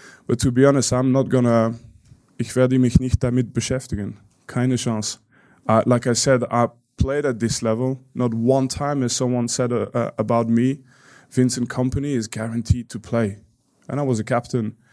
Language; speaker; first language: English; non-native, fluent; Dutch